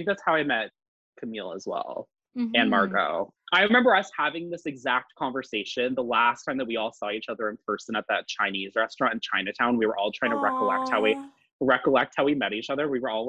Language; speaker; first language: English; native; English